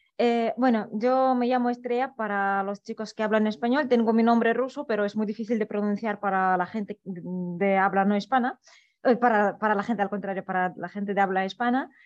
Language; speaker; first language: Spanish; non-native, fluent; Russian